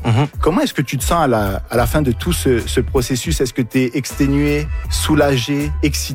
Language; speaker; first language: French; native; French